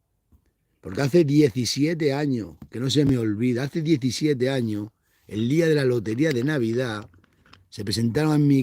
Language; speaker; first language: Spanish; native; Spanish